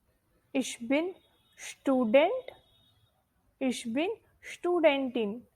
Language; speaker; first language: German; non-native, fluent; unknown